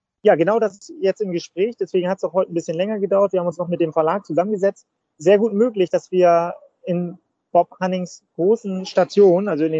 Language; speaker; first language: German; native; German